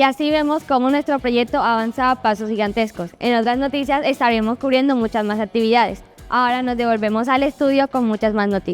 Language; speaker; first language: Spanish; native; Spanish